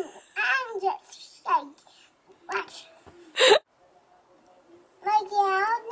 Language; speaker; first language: English; early bilingual, heritage; English